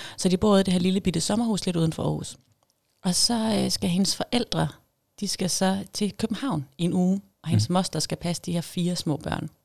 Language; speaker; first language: Danish; native; Danish